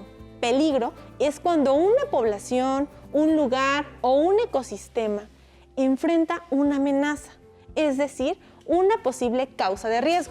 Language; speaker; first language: Spanish; native; Spanish